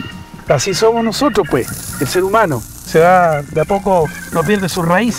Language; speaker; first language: Spanish; native; Spanish